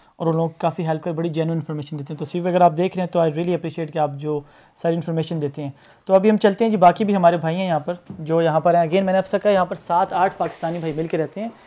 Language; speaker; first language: Urdu; native; Urdu